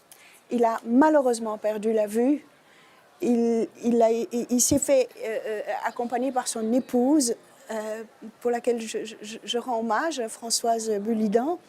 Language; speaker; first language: French; native; French